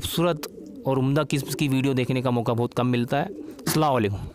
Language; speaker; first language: Hindi; native; Hindi